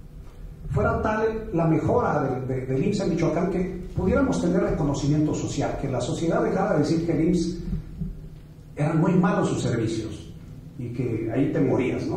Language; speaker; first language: Spanish; native; Spanish